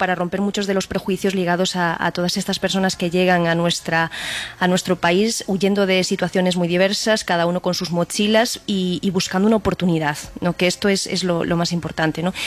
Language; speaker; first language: Spanish; native; Spanish